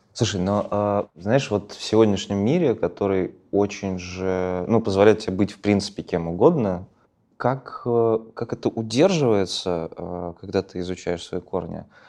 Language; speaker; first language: Russian; native; Russian